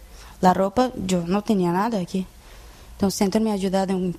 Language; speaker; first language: Spanish; non-native, learner; Portuguese